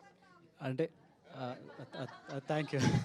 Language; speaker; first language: Telugu; native; Telugu